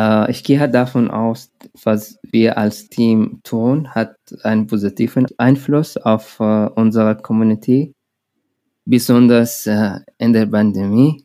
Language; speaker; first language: German; non-native, learner; Arabic